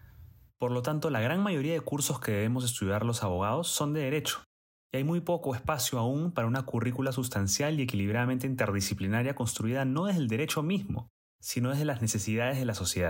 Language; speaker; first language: Spanish; native; Spanish